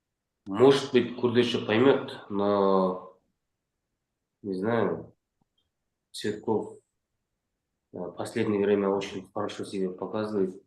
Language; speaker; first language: Russian; non-native, local second language; Kazakh